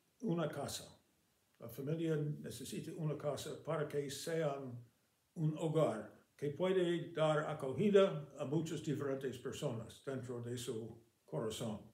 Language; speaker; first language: Spanish; non-native, fluent; English